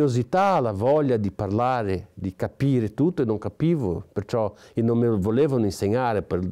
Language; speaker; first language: Italian; non-native, fluent; Portuguese